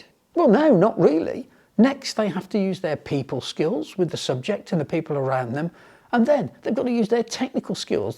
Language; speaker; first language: English; native; English